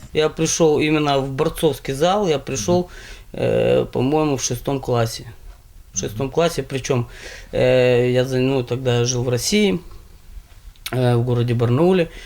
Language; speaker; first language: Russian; native; Russian